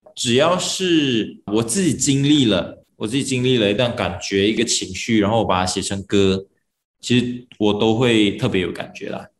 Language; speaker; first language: Chinese; non-native, local second language; Malay